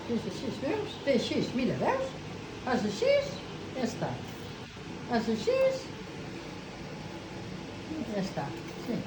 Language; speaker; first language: Catalan; native; Catalan